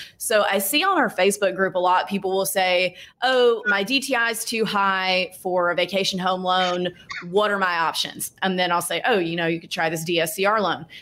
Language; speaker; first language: English; native; English